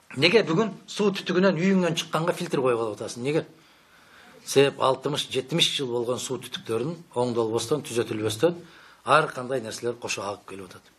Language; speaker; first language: Kyrgyz; native; Kyrgyz